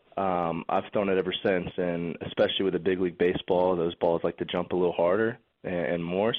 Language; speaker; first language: English; native; English